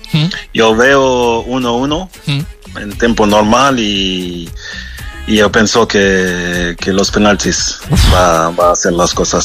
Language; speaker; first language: Spanish; non-native, fluent; French